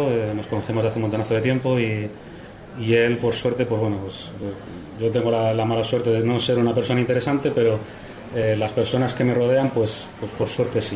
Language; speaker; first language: Spanish; native; Spanish